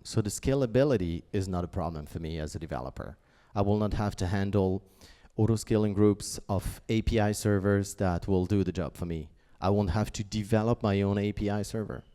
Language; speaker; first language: English; non-native, fluent; French